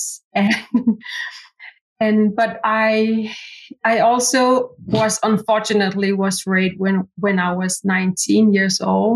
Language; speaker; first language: English; non-native, fluent; Kalaallisut